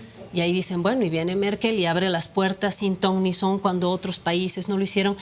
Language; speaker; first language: Spanish; native; Spanish